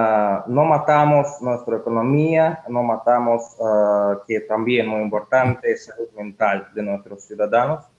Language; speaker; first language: Spanish; non-native, learner; Russian